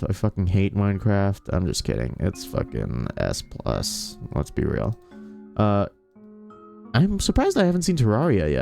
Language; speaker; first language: English; native; English